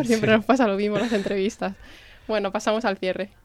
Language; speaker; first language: Spanish; native; Spanish